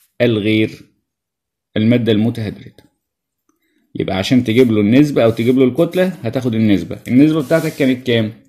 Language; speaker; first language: Arabic; native; Arabic